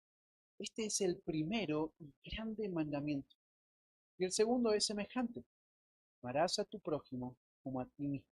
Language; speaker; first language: Spanish; native; Spanish